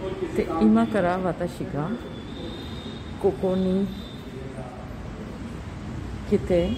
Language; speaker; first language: Japanese; non-native, learner; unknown